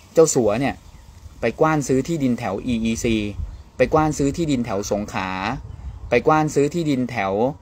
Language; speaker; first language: Thai; native; Thai